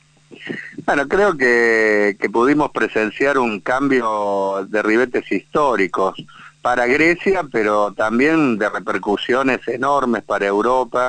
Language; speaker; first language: Spanish; native; Spanish